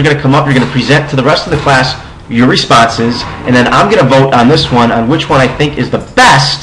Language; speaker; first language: English; native; English